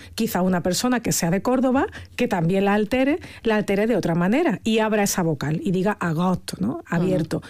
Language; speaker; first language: Spanish; native; Spanish